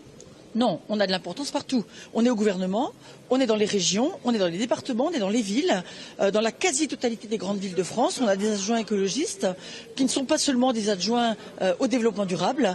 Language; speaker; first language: French; native; French